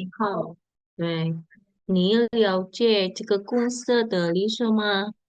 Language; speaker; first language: Chinese; non-native, fluent; Indonesian